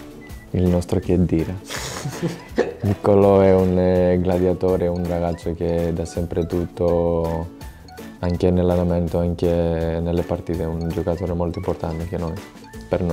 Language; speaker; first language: Italian; non-native, fluent; Greek